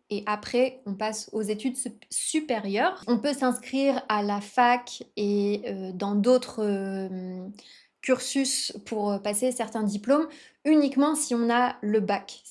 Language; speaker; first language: French; native; French